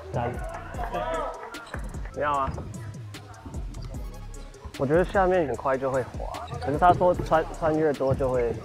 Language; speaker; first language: Chinese; early bilingual, heritage; English